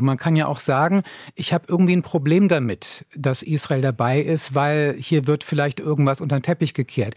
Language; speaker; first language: German; native; German